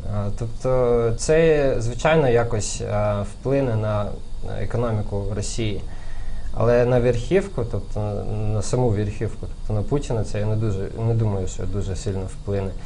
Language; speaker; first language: Ukrainian; non-native, local second language; Crimean Tatar